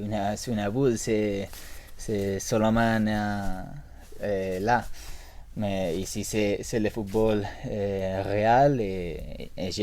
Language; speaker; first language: French; non-native, learner; Spanish